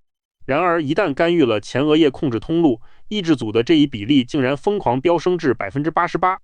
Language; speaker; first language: Chinese; native; Chinese